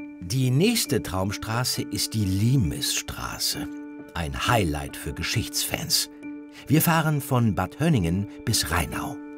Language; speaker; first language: German; native; German